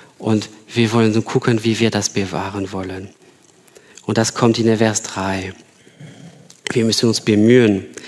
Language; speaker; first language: German; non-native, fluent; French